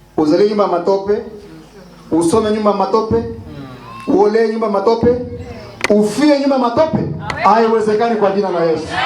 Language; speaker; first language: Swahili; non-native, local second language; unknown